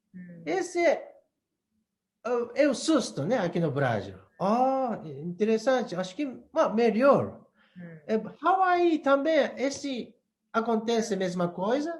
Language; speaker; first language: Portuguese; non-native, learner; Japanese